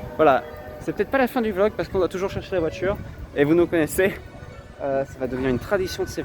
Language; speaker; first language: French; native; French